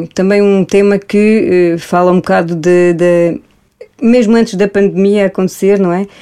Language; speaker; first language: Portuguese; early bilingual, heritage; Portuguese